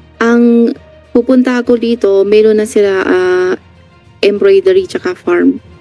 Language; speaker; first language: Filipino; non-native, learner; Chinese